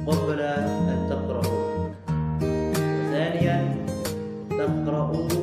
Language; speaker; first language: Arabic; non-native, fluent; Indonesian